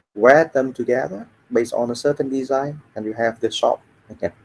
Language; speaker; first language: English; non-native, fluent; Vietnamese